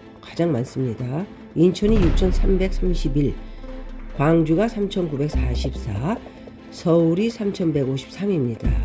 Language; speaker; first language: Korean; native; Korean